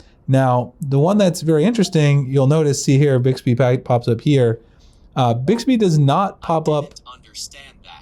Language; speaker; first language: English; native; English